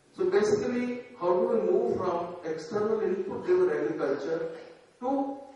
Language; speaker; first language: English; non-native, local second language; Telugu